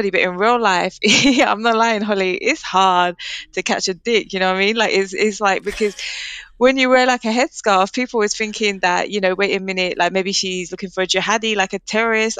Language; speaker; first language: English; native; English